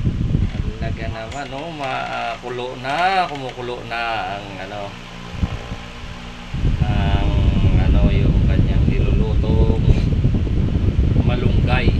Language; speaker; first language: Filipino; non-native, local second language; Hiligaynon